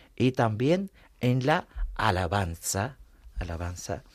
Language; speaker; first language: Spanish; non-native, fluent; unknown